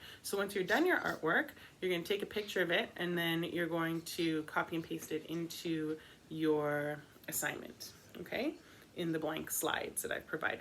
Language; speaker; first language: English; native; English